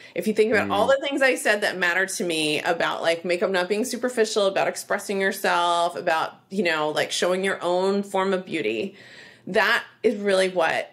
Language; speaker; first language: English; native; English